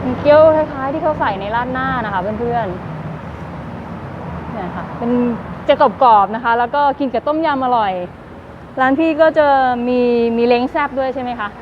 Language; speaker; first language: Thai; native; Thai